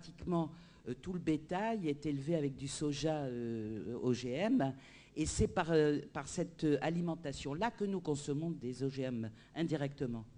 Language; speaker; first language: French; native; French